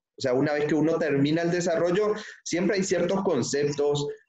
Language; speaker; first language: Spanish; native; Spanish